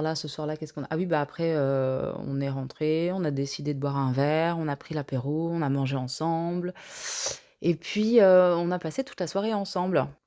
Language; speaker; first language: French; native; French